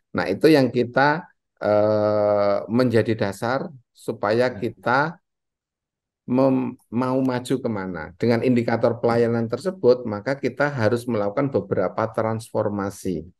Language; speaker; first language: Indonesian; native; Indonesian